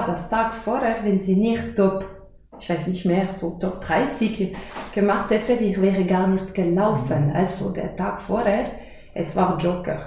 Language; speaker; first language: German; non-native, fluent; French